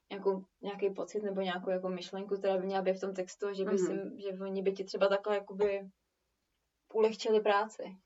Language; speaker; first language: Czech; native; Czech